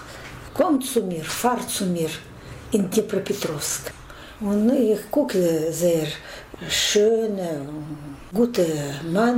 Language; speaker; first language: German; non-native, learner; Russian